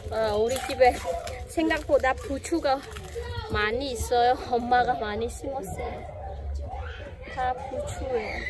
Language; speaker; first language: Korean; non-native, fluent; Khmer